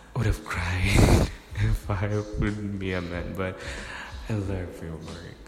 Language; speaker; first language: English; non-native, local second language; Urdu